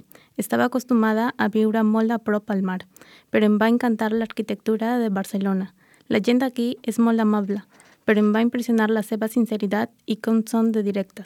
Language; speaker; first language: Catalan; non-native, learner; Spanish